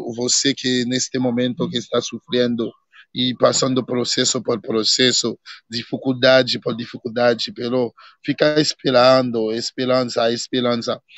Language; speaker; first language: Portuguese; non-native, learner; Haitian Creole